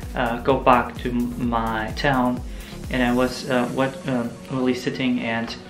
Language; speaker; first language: English; non-native, fluent; Russian